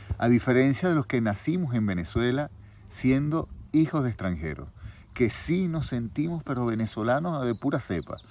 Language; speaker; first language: Spanish; native; Spanish